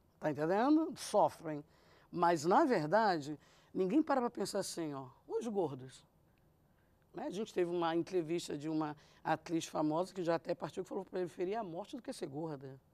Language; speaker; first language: Portuguese; native; Portuguese